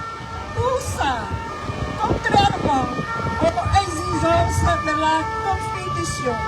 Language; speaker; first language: French; non-native, fluent; Khmer